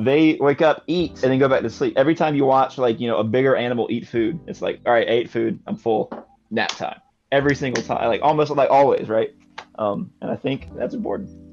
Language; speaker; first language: English; native; English